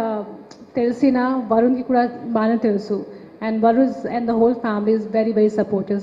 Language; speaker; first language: Telugu; non-native, local second language; Hindi